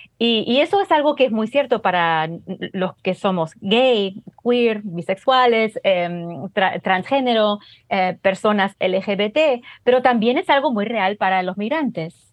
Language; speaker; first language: Spanish; early bilingual, heritage; Spanish